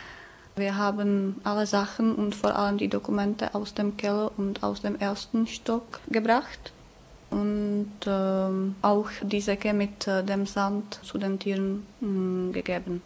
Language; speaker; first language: German; non-native, fluent; Czech